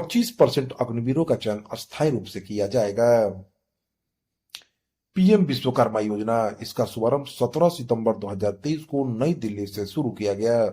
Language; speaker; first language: Hindi; native; Hindi